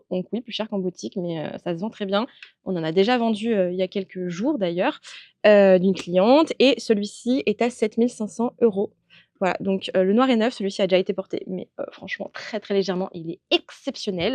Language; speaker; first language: French; native; French